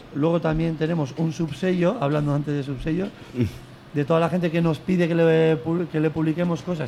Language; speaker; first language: Spanish; native; Spanish